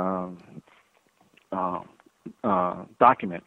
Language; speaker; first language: English; native; English